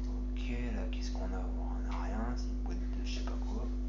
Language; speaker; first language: French; native; French